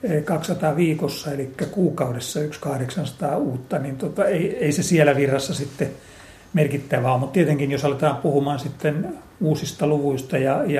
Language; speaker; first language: Finnish; native; Finnish